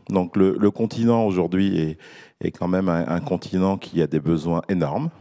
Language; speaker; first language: French; native; French